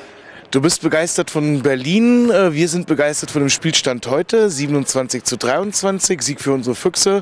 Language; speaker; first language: German; native; German